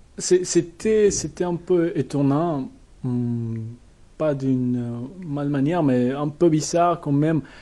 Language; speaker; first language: French; non-native, learner; Spanish